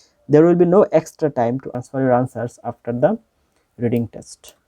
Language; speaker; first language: English; non-native, local second language; Bangla